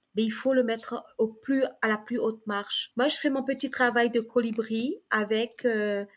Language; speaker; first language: French; early bilingual, other home language; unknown